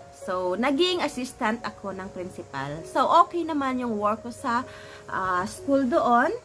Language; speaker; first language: Filipino; native; Filipino